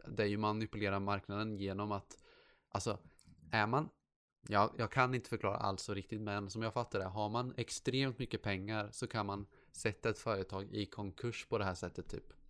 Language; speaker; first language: Swedish; native; Swedish